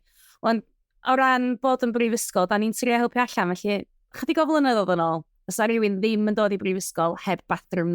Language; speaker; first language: Welsh; native; Welsh